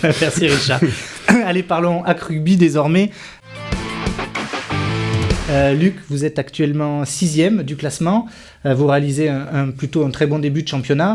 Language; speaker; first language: French; native; French